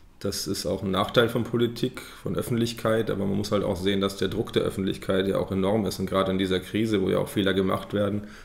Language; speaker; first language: German; native; German